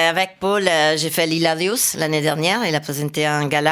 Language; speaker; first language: French; non-native, fluent; Italian